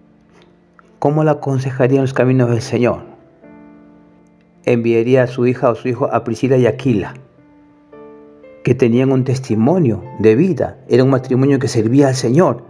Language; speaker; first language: Spanish; native; Spanish